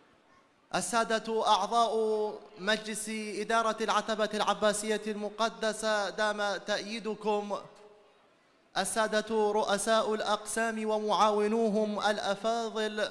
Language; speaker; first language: Arabic; native; Arabic